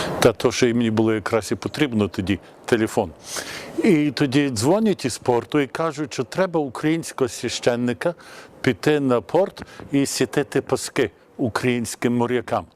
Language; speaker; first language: Ukrainian; early bilingual, heritage; Ukrainian